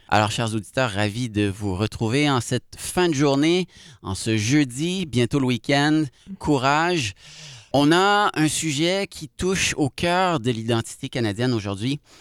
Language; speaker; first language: French; native; French